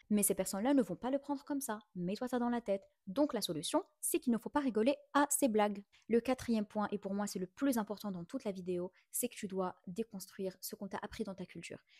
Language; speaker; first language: French; non-native, local second language; Arabic